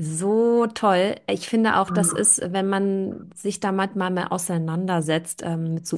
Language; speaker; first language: German; native; German